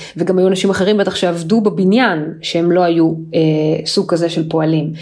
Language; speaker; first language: Hebrew; native; Hebrew